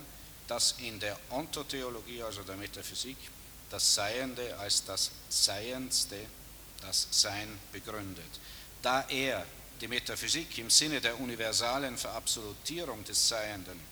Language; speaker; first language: German; native; German